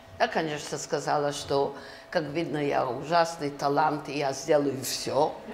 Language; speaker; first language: Russian; early bilingual, other home language; Yiddish